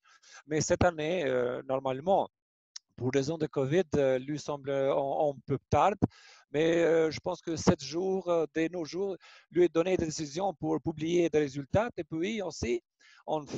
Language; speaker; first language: French; non-native, learner; Albanian